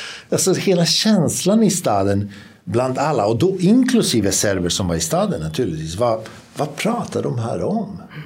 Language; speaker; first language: Swedish; non-native, fluent; Bosnian